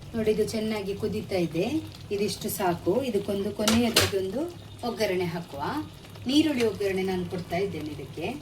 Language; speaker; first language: Kannada; non-native, local second language; Tulu